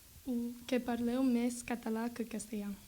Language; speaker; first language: Catalan; non-native, learner; English